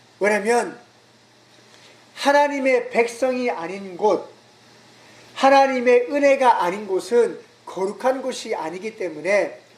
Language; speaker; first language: Korean; native; Korean